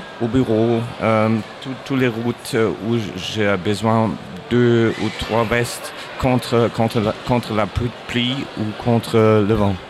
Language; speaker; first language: French; non-native, learner; German